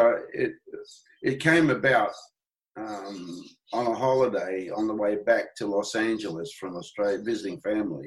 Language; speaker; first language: English; native; English